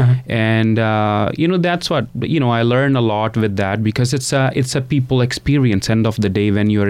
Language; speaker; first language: English; non-native, local second language; Punjabi